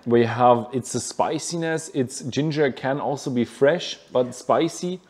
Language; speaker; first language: English; non-native, fluent; German